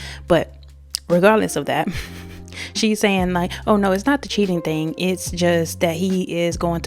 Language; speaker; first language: English; native; English